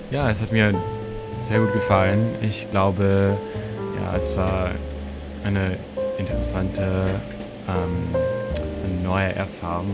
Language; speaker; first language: German; non-native, fluent; English